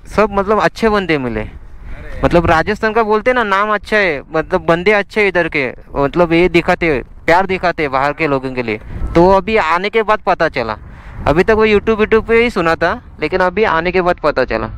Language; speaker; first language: Hindi; non-native, local second language; Marathi